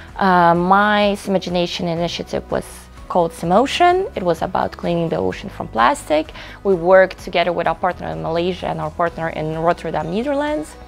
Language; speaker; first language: English; non-native, fluent; Russian